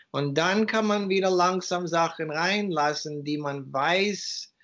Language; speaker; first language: German; early bilingual, heritage; German